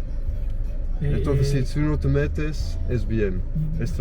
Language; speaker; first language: Spanish; non-native, learner; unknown